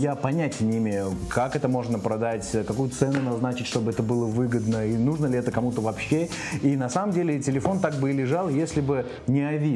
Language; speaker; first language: Russian; native; Russian